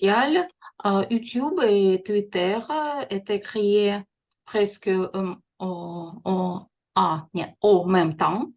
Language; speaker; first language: French; non-native, learner; Russian